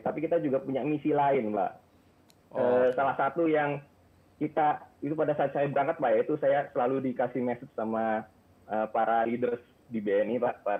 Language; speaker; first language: Indonesian; native; Indonesian